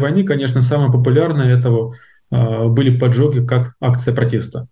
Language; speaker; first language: Russian; native; Russian